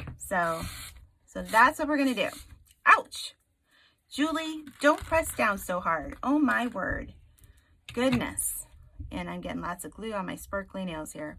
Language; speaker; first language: English; native; English